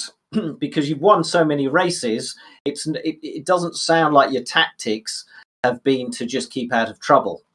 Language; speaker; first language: English; native; English